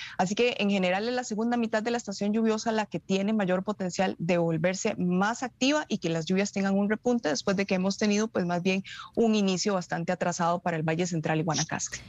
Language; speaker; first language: Spanish; native; Spanish